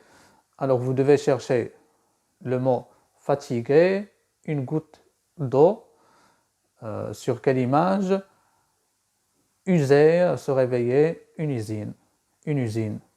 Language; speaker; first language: French; non-native, local second language; Arabic